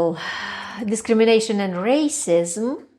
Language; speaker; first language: English; non-native, fluent; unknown